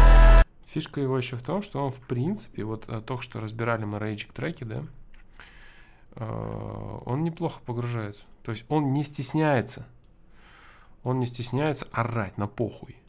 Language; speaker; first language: Russian; native; Russian